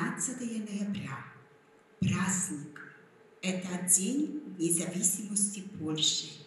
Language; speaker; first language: Russian; non-native, fluent; Polish